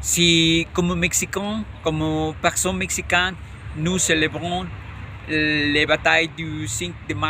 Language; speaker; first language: French; non-native, learner; Spanish